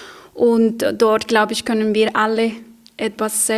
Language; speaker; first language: German; non-native, fluent; Spanish